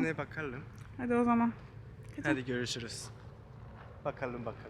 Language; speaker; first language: Turkish; non-native, learner; Korean